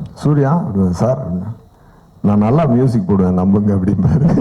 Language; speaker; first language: Tamil; native; Tamil